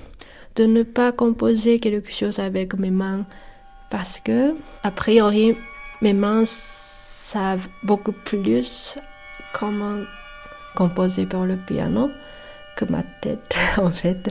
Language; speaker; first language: French; non-native, fluent; Japanese